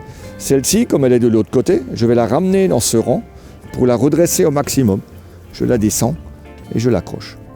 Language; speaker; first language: French; native; French